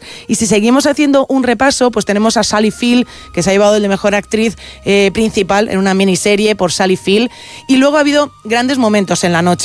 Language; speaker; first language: Spanish; native; Spanish